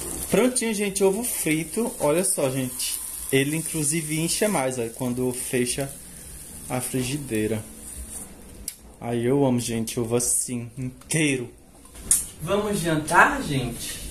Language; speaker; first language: Portuguese; native; Portuguese